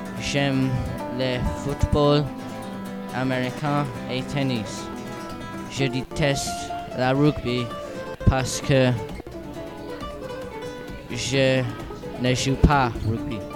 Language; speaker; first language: French; non-native, learner; English